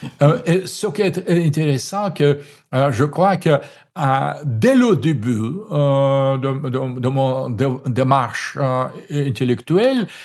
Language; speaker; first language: French; non-native, fluent; Russian